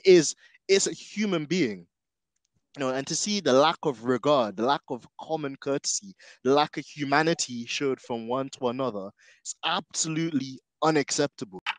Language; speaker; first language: English; native; English